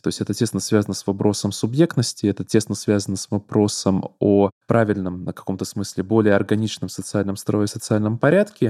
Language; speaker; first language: Russian; native; Russian